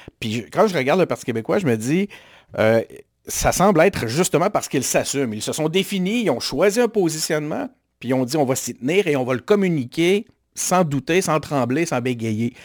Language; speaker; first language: French; native; French